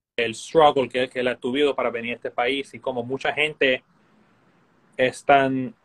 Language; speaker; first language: Spanish; early bilingual, heritage; Spanish